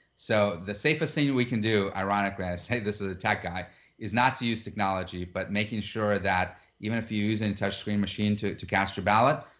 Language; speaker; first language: English; non-native, fluent; Russian